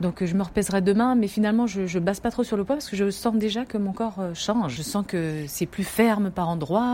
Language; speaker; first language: French; native; French